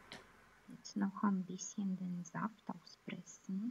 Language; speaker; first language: German; non-native, fluent; Romanian